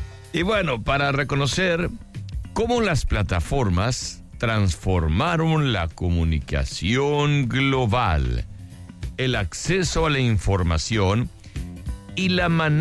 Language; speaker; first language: Spanish; native; Spanish